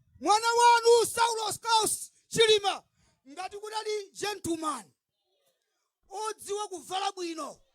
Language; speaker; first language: Nyanja; non-native, local second language; Tumbuka